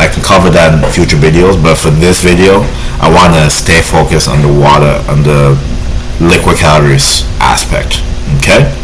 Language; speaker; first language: English; native; English